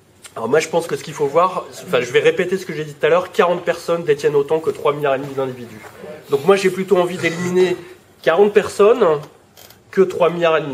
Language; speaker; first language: French; native; French